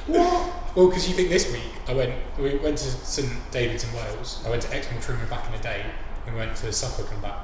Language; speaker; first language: English; native; English